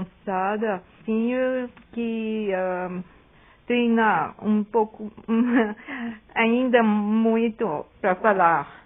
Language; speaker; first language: Portuguese; non-native, learner; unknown